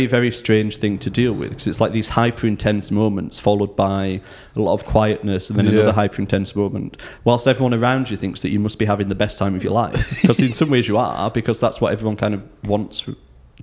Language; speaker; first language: English; native; English